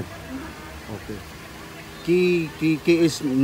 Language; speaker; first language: Spanish; non-native, learner; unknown